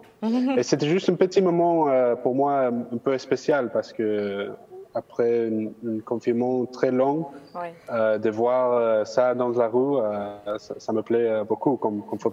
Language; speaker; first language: French; non-native, fluent; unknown